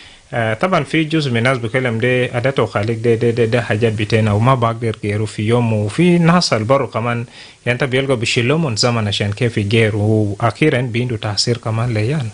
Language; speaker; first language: Arabic; non-native, local second language; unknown